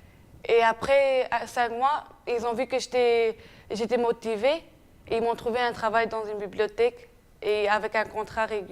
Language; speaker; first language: French; non-native, fluent; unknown